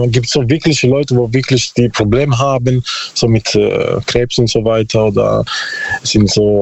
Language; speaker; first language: German; non-native, learner; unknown